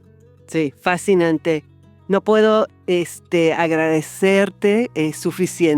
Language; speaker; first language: Spanish; non-native, fluent; English